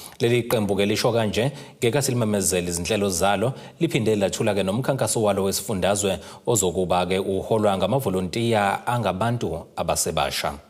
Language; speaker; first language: Zulu; native; Zulu